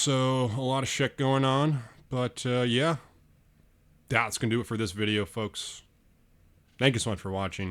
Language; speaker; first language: English; native; English